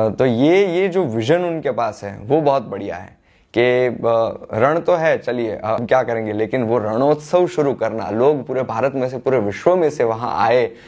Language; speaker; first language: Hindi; non-native, local second language; Gujarati